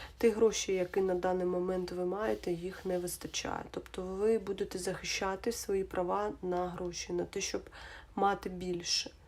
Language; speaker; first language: Ukrainian; non-native, local second language; Russian